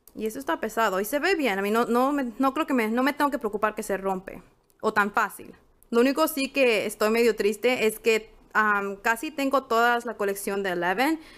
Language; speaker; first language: Spanish; early bilingual, heritage; Spanish